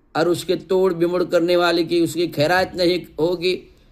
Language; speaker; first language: Hindi; non-native, local second language; Marathi